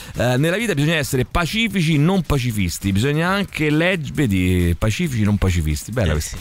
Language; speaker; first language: Italian; native; Italian